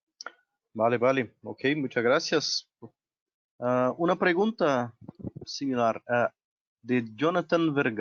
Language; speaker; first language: Spanish; non-native, local second language; Portuguese